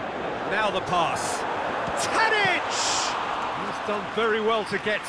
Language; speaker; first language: English; native; English